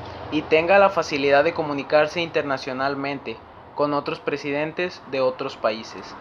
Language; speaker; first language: Spanish; native; Spanish